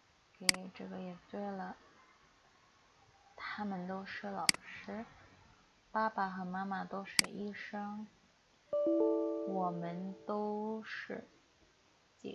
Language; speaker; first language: Chinese; non-native, fluent; Indonesian